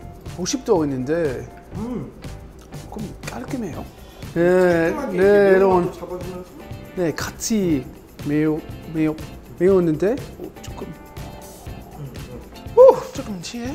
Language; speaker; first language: Korean; non-native, learner; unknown